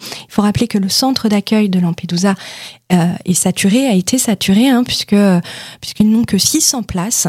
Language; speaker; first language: French; native; French